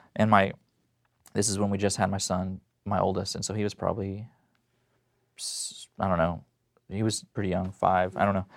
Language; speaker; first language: English; native; English